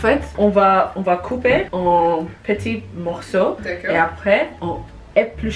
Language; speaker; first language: French; non-native, learner; English